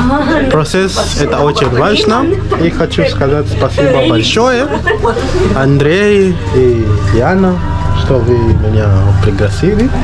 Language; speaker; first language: Russian; non-native, learner; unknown